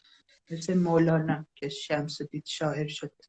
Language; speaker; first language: Persian; native; Persian